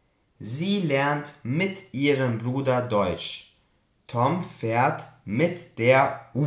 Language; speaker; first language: German; non-native, fluent; Albanian